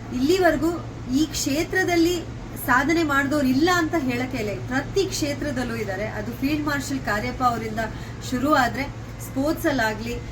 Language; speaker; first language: Kannada; non-native, local second language; Kodava